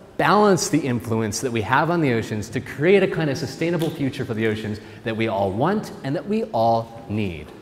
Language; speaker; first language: English; native; English